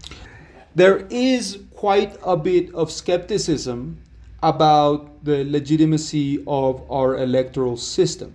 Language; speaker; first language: English; non-native, fluent; Spanish